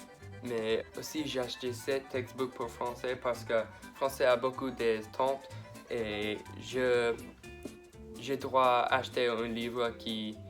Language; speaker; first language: French; non-native, learner; English